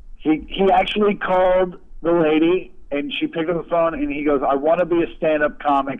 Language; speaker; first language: English; native; English